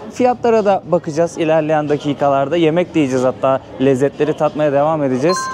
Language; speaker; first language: Turkish; native; Turkish